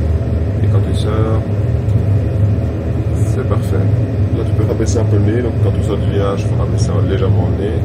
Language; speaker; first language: French; native; French